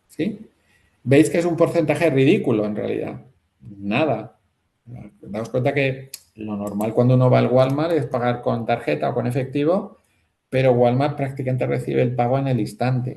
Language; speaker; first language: Spanish; native; Spanish